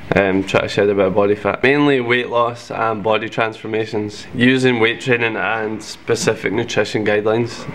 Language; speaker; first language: English; native; English